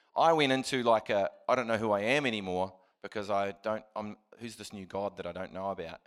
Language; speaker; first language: English; native; English